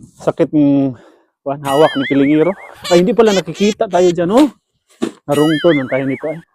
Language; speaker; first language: Filipino; non-native, local second language; Cebuano